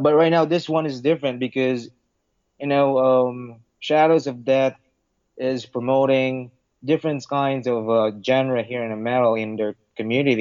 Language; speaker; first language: English; non-native, local second language; Filipino